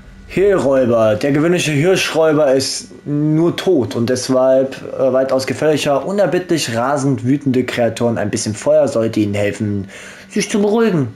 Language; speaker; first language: German; native; German